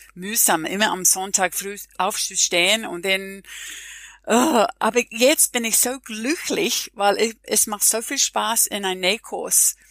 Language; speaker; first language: German; non-native, learner; English